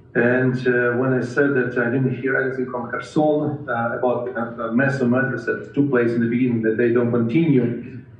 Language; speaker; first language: English; non-native, fluent; Ukrainian